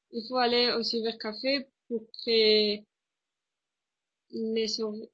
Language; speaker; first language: French; non-native, learner; Spanish